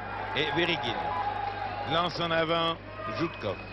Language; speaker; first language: French; native; French